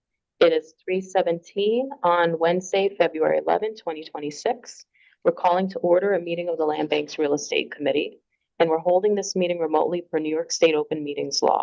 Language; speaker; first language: English; native; English